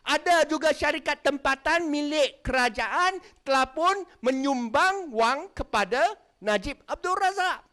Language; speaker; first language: Malay; non-native, local second language; Chinese